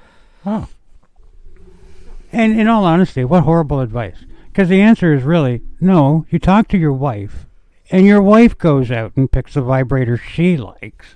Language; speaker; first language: English; native; English